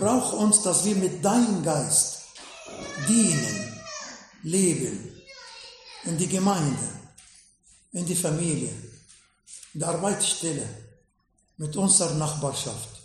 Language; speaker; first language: German; non-native, fluent; Arabic